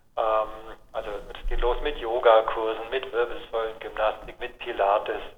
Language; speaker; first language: German; native; German